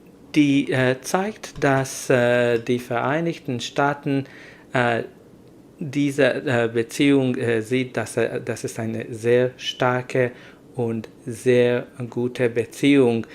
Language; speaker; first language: German; non-native, learner; Hungarian